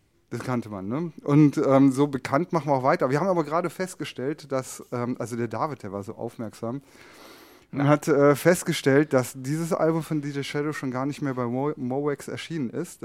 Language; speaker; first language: German; native; German